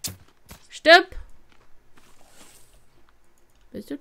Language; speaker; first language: German; native; German